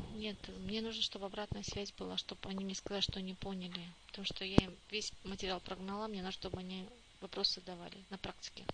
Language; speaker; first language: Russian; non-native, local second language; Kazakh